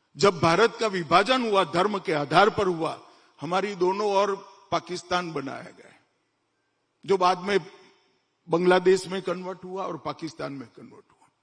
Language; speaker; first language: Hindi; non-native, local second language; Gujarati